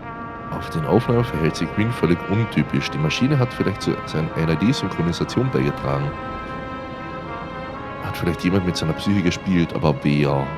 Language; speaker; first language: German; native; German